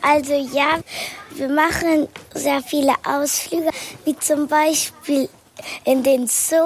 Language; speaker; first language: German; early bilingual, other home language; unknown